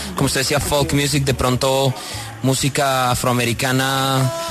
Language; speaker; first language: Spanish; native; Spanish